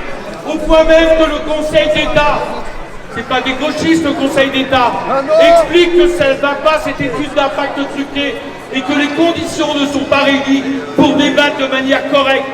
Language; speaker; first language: French; native; French